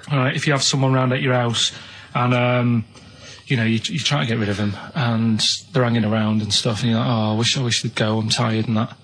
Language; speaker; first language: English; native; English